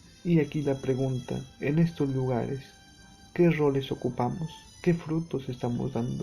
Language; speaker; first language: Spanish; native; Spanish